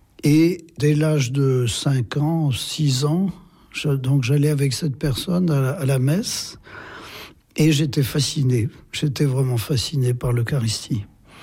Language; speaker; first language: French; native; French